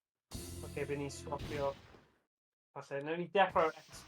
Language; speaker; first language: Welsh; native; Welsh